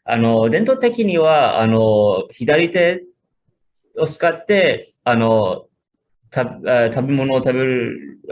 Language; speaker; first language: Japanese; non-native, fluent; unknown